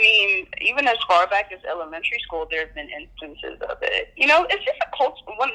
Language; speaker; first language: English; non-native, local second language; Yoruba